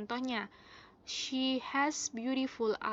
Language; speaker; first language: English; non-native, fluent; Indonesian